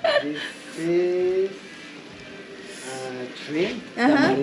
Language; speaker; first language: English; non-native, learner; Spanish